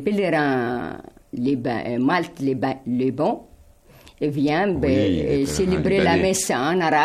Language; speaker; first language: French; non-native, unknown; Arabic